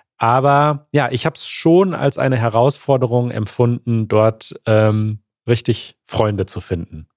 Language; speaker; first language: German; native; German